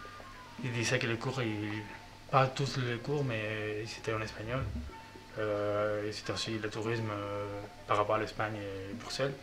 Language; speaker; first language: French; non-native, fluent; Spanish